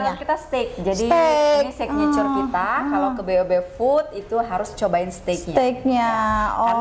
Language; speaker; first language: Indonesian; native; Indonesian